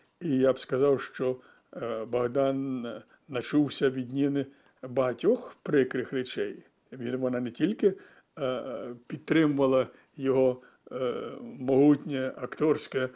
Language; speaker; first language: Ukrainian; native; Ukrainian